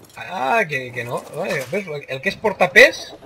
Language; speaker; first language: Spanish; non-native, local second language; Catalan